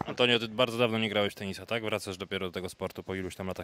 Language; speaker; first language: Polish; native; Polish